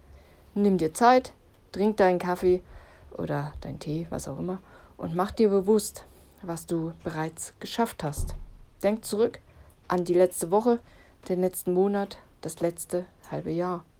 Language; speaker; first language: German; native; German